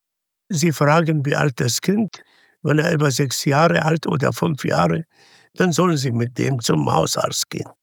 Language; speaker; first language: German; non-native, fluent; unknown